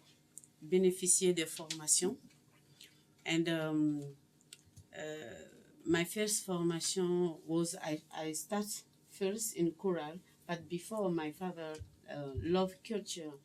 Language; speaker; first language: English; non-native, learner; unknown